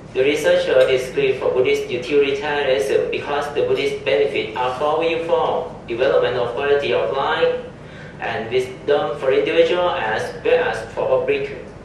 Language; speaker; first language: English; non-native, learner; Thai